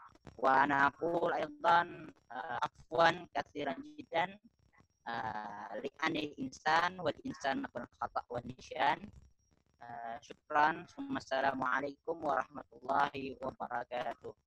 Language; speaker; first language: Arabic; non-native, learner; Indonesian